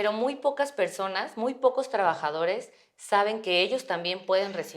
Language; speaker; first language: Spanish; native; Spanish